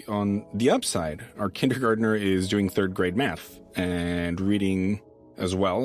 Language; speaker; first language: English; native; English